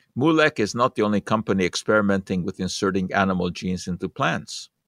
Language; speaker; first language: English; non-native, fluent; Hungarian